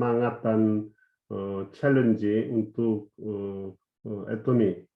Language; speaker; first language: Indonesian; non-native, fluent; Korean